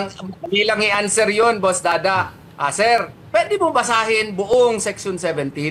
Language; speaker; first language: Filipino; native; Filipino